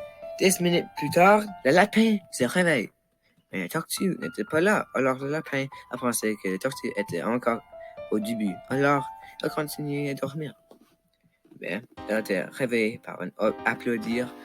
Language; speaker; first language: French; non-native, local second language; English